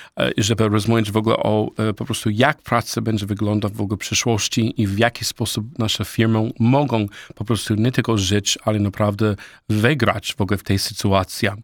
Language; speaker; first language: Polish; non-native, learner; English